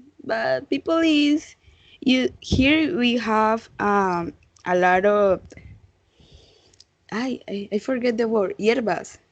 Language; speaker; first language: English; non-native, learner; Spanish